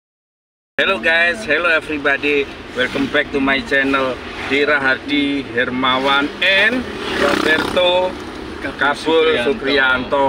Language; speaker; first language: English; non-native, learner; Indonesian